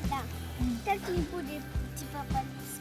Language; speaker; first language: Russian; early bilingual, heritage; Russian